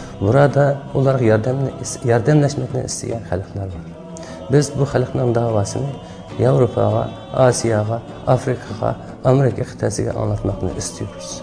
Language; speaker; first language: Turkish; non-native, learner; Uyghur